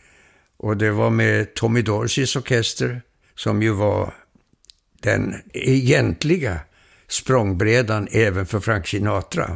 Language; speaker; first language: Swedish; early bilingual, heritage; Swedish